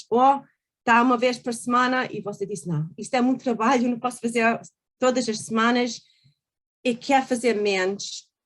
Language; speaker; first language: Portuguese; early bilingual, heritage; Portuguese